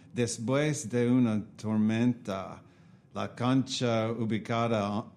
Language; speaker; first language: Spanish; non-native, learner; English